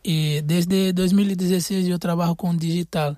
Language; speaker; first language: Spanish; non-native, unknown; Portuguese